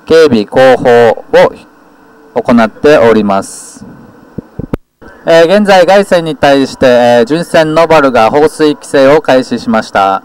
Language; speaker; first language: Japanese; native; Japanese